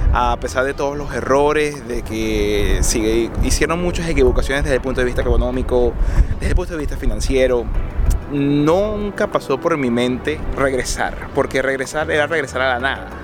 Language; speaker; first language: Spanish; native; Spanish